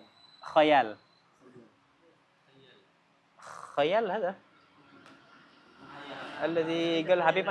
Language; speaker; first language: Arabic; non-native, fluent; Indonesian